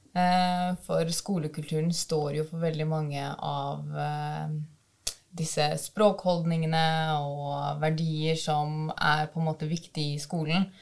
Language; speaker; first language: Norwegian; early bilingual, other home language; Albanian